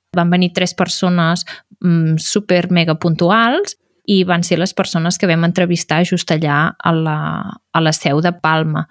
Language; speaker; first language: Catalan; native; Catalan